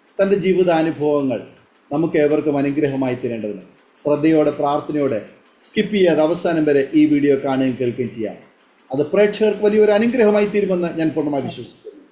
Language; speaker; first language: Malayalam; native; Malayalam